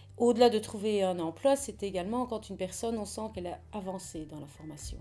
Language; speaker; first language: French; native; French